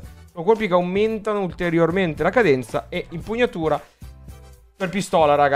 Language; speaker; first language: Italian; native; Italian